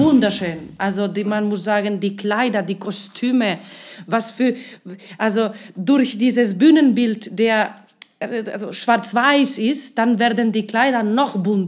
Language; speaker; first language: German; non-native, fluent; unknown